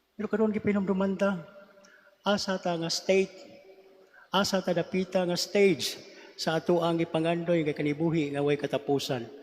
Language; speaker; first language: Cebuano; native; Cebuano